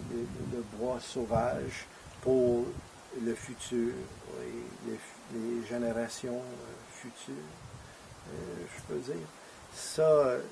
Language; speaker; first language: French; non-native, fluent; English